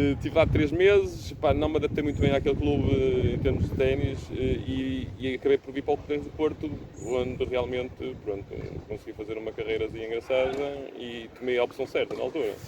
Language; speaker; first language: Portuguese; early bilingual, heritage; Portuguese